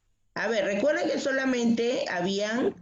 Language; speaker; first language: Spanish; native; Spanish